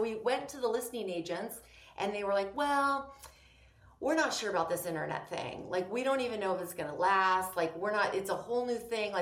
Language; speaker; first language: English; early bilingual, other home language; Greek